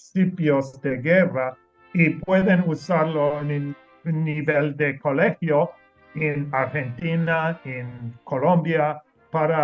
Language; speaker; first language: Spanish; non-native, learner; English